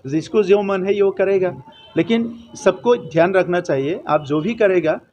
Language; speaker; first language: Hindi; non-native, local second language; Bodo